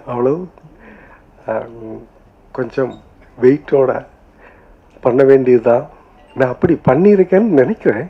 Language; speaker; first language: Tamil; non-native, learner; Malayalam